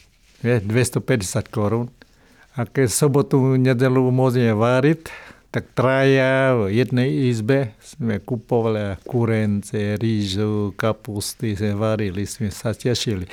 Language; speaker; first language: Slovak; non-native, learner; Vietnamese